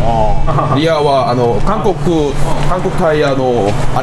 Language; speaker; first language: Japanese; non-native, learner; Korean